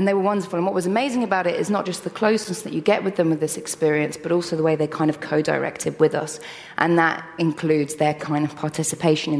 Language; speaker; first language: English; native; English